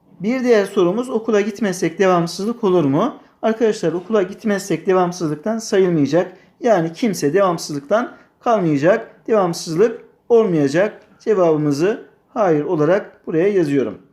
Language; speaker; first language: Turkish; native; Turkish